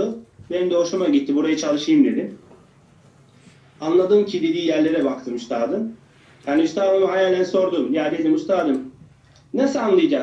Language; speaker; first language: Turkish; native; Turkish